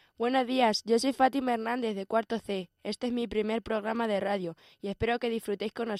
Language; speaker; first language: Spanish; native; Spanish